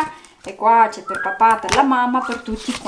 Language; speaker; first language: Italian; native; Italian